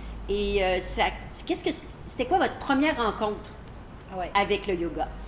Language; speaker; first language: French; native; French